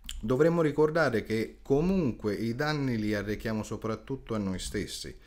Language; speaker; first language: Italian; native; Italian